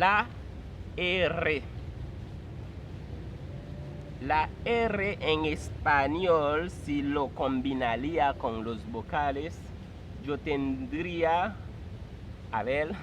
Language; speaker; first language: Spanish; non-native, fluent; Haitian Creole